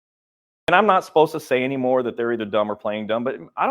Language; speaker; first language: English; native; English